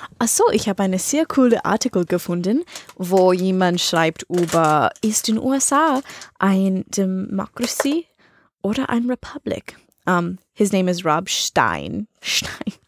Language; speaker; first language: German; non-native, learner; English